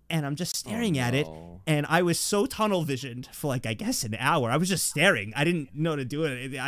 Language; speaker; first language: English; native; English